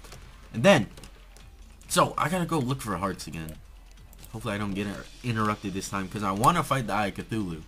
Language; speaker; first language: English; native; English